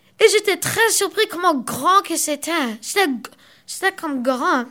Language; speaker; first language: French; early bilingual, other home language; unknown